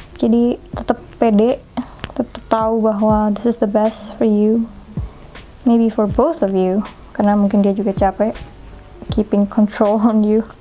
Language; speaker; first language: English; non-native, fluent; Indonesian